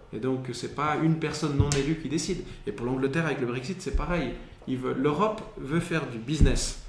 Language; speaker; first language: French; early bilingual, other home language; Spanish